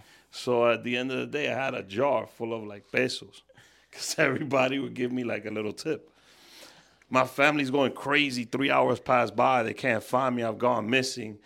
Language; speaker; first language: English; early bilingual, other home language; Spanish